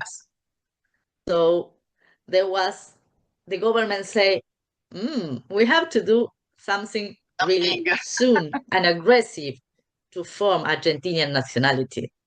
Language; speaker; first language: English; non-native, fluent; Spanish